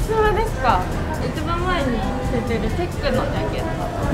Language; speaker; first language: Japanese; native; Japanese